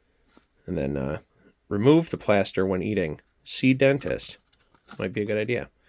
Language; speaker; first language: English; native; English